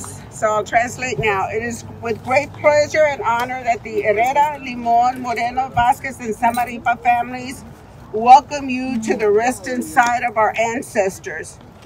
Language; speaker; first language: English; early bilingual, other home language; Spanish